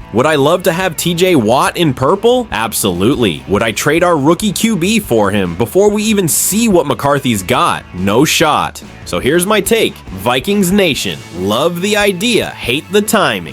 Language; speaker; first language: English; native; English